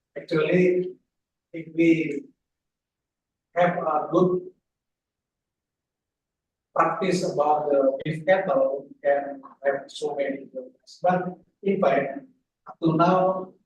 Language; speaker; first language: English; non-native, fluent; Indonesian